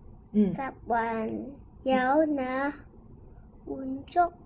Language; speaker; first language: Chinese; non-native, local second language; Cantonese